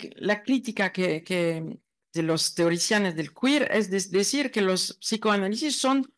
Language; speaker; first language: Spanish; non-native, learner; French